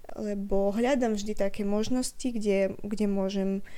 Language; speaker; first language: Slovak; non-native, fluent; Russian